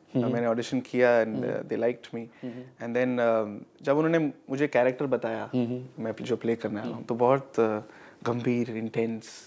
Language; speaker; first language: Hindi; native; Hindi